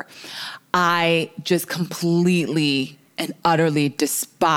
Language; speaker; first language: English; native; English